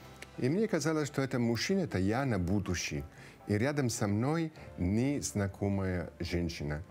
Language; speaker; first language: Russian; non-native, fluent; Italian